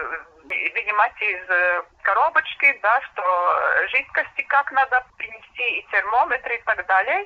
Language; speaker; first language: Russian; non-native, local second language; Latvian